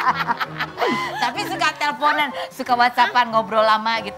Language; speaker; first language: Indonesian; native; Indonesian